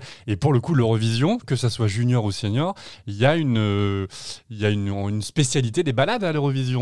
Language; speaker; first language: French; native; French